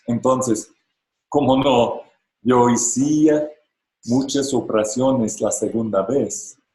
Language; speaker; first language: Spanish; non-native, fluent; English